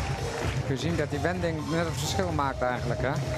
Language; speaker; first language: Dutch; native; Dutch